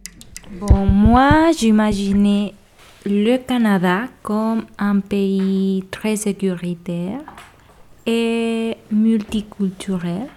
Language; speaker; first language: French; non-native, fluent; Spanish